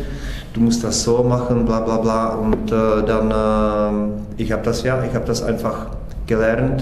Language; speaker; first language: German; non-native, fluent; Czech